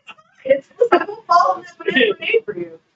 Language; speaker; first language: English; native; English